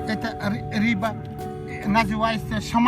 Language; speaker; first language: Russian; non-native, local second language; Turkmen